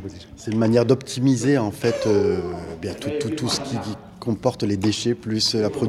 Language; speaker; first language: French; native; French